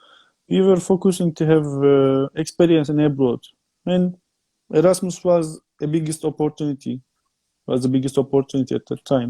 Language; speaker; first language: English; non-native, fluent; Turkish